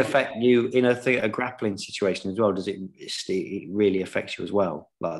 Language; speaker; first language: English; native; English